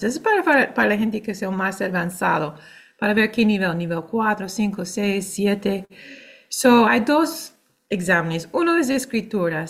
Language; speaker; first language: Spanish; non-native, fluent; English